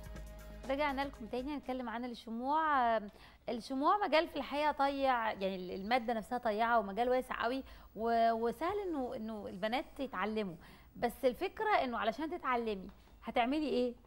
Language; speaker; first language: Arabic; native; Arabic